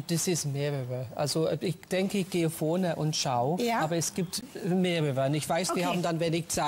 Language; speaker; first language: German; non-native, fluent; English